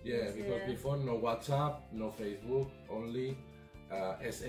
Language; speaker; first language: English; non-native, learner; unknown